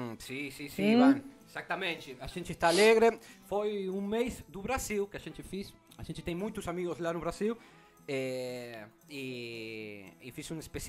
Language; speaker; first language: Portuguese; non-native, learner; Spanish